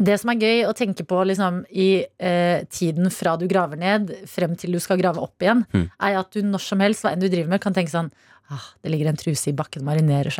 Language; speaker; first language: Norwegian; native; Norwegian